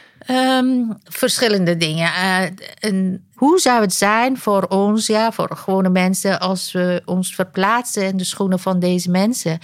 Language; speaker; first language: Dutch; non-native, fluent; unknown